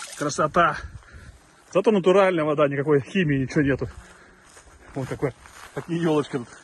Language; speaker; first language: Russian; native; Russian